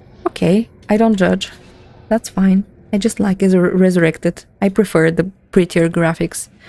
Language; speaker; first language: English; non-native, fluent; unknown